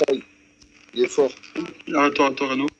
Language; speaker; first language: French; native; French